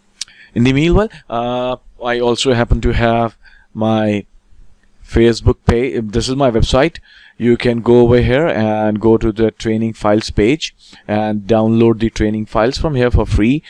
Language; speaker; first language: English; non-native, local second language; Hindi